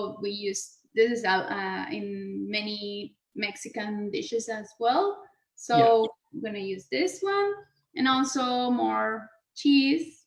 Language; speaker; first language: English; non-native, learner; Spanish